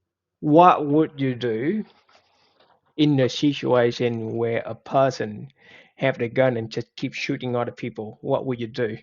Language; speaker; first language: English; non-native, fluent; Vietnamese